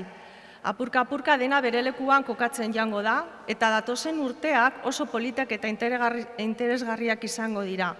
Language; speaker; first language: Basque; native; Basque